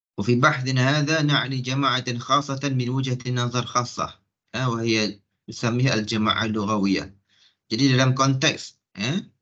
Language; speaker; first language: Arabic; non-native, fluent; Malay